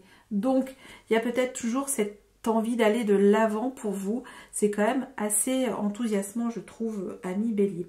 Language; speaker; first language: French; native; French